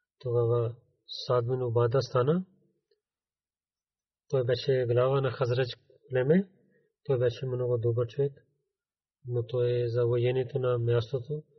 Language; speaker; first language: Bulgarian; non-native, learner; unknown